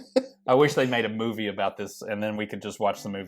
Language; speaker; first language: English; native; English